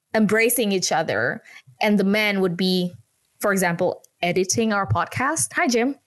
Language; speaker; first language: English; non-native, fluent; Indonesian